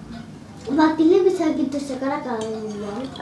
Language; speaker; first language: Indonesian; non-native, learner; Spanish